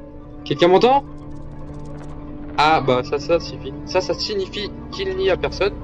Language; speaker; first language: French; native; French